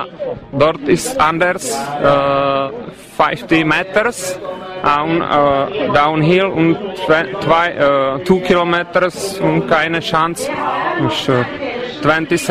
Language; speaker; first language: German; non-native, learner; Slovak